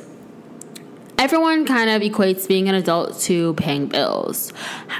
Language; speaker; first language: English; native; English